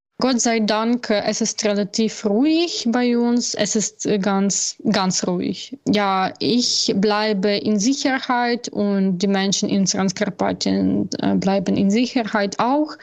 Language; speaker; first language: German; non-native, learner; Ukrainian